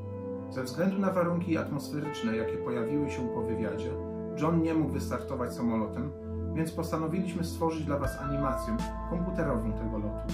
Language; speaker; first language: Polish; native; Polish